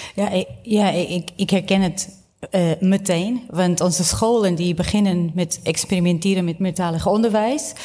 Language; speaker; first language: Dutch; non-native, fluent; Portuguese